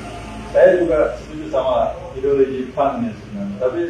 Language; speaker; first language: Indonesian; non-native, fluent; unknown